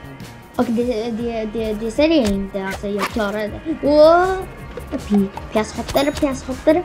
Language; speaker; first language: Swedish; non-native, learner; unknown